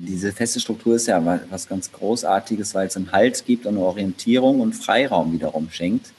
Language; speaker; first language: German; native; German